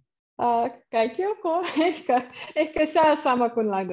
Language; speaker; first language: Finnish; non-native, learner; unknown